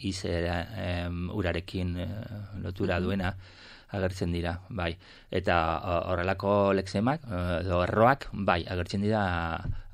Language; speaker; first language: Basque; non-native, local second language; Spanish